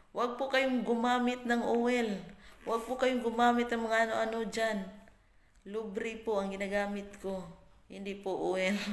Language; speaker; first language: Filipino; non-native, local second language; Cebuano